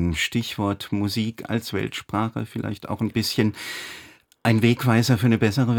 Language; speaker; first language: German; native; German